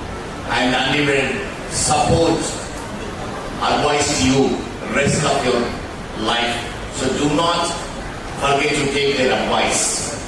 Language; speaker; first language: English; non-native, local second language; Telugu